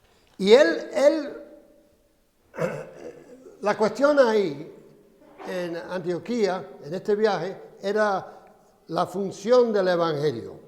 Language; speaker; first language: Spanish; non-native, fluent; English